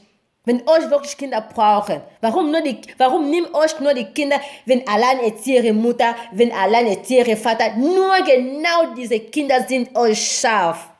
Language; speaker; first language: German; non-native, learner; Lingala